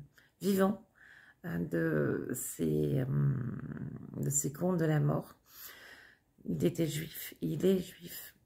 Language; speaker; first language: French; native; French